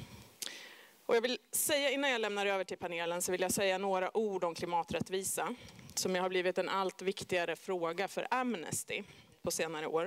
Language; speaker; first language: Swedish; native; Swedish